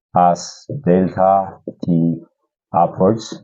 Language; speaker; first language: English; non-native, local second language; Amharic